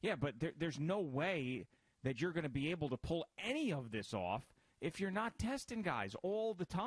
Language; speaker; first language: English; native; English